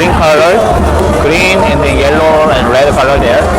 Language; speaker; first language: English; non-native, learner; Korean